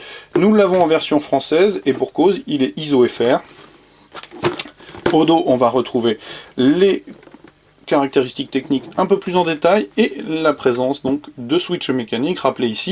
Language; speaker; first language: French; native; French